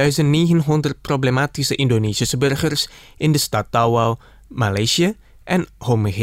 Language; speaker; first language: Dutch; non-native, fluent; Indonesian